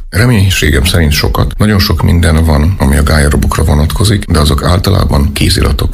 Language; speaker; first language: Hungarian; native; Hungarian